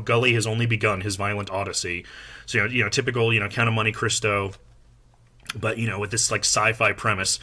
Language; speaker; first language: English; native; English